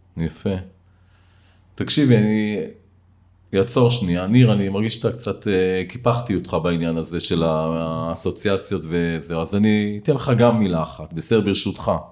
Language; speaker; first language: Hebrew; native; Hebrew